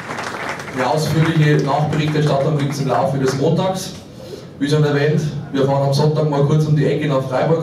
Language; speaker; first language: German; native; German